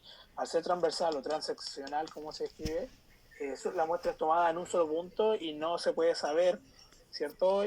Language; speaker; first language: Spanish; native; Spanish